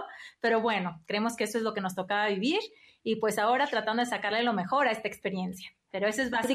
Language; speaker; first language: Spanish; native; Spanish